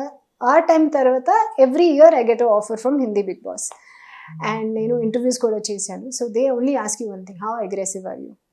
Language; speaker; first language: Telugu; non-native, fluent; Hindi